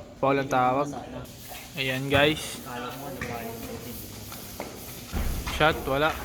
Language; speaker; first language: Filipino; non-native, local second language; Bikol